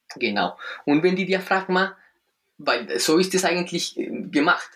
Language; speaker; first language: German; non-native, fluent; Spanish